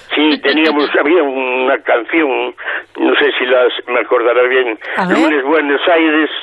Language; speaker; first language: Spanish; native; Spanish